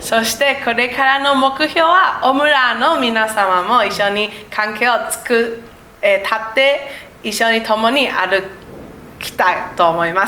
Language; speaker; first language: Japanese; non-native, learner; Chinese